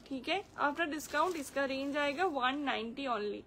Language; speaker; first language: Hindi; non-native, local second language; Bangla